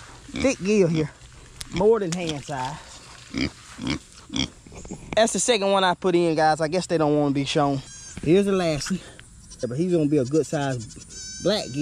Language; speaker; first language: English; native; English